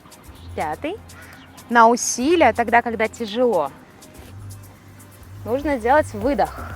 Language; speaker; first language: Russian; native; Russian